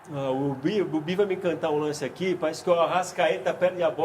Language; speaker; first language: Portuguese; native; Portuguese